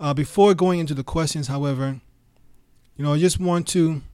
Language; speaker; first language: English; native; English